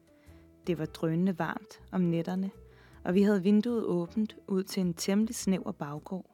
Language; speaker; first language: Danish; native; Danish